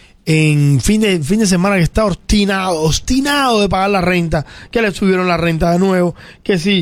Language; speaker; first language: Spanish; native; Spanish